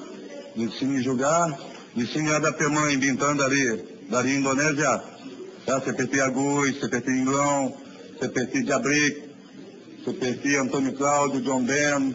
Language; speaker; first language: Indonesian; non-native, learner; Portuguese